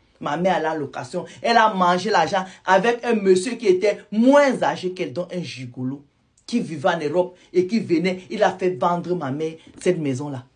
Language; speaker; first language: French; non-native, local second language; Lingala